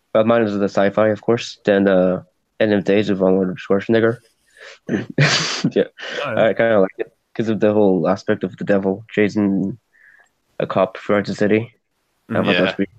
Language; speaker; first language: English; native; English